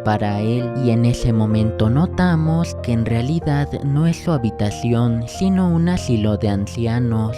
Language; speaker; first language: Spanish; native; Spanish